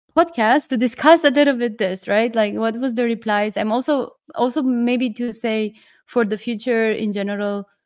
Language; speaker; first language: English; non-native, fluent; Romanian